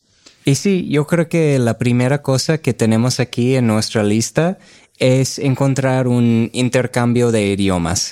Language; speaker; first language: Spanish; non-native, fluent; English